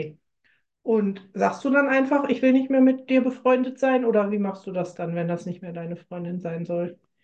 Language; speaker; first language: German; native; German